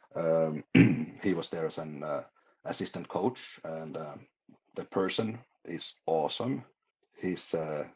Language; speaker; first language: English; non-native, fluent; Finnish